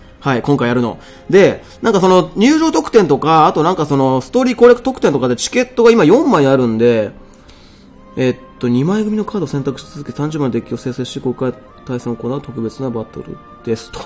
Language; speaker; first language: Japanese; native; Japanese